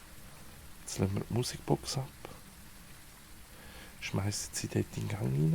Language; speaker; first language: German; native; German